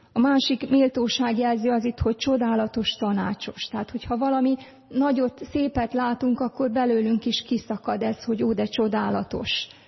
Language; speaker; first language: Hungarian; native; Hungarian